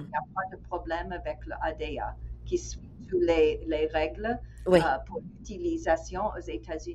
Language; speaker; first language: French; non-native, fluent; English